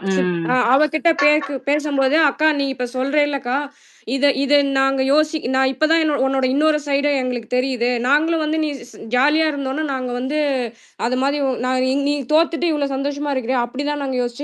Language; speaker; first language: Tamil; native; Tamil